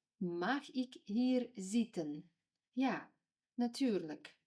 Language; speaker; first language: Dutch; non-native, fluent; Ukrainian